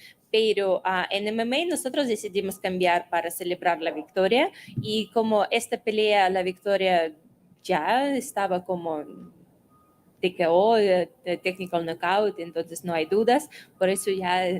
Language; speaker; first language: Spanish; non-native, fluent; Russian